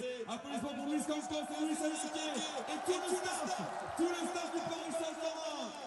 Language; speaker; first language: French; native; French